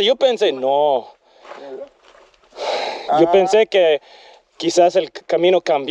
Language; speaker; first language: Spanish; non-native, learner; English